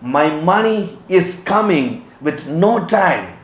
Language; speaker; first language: English; non-native, local second language; Tamil